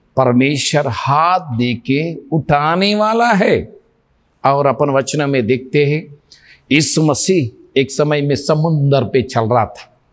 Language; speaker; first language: Hindi; non-native, local second language; Telugu